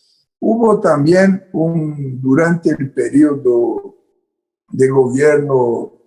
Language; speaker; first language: Spanish; non-native, fluent; Portuguese